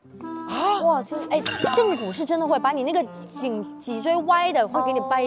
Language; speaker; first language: Chinese; native; Chinese